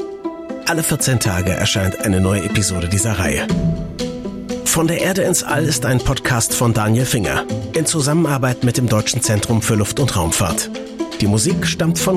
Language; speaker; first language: German; native; German